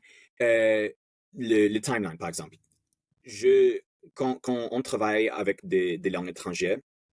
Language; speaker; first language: French; non-native, learner; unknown